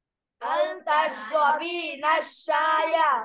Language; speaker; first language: Arabic; non-native, learner; Bangla